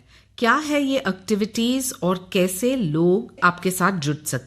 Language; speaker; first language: Hindi; native; Hindi